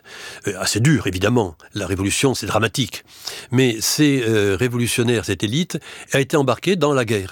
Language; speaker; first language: French; native; French